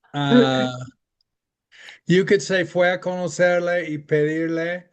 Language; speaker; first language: Spanish; non-native, fluent; English